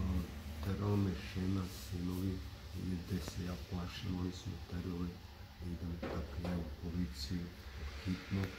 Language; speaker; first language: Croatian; non-native, local second language; Romany